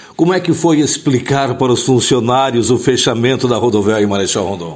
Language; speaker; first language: Portuguese; native; Portuguese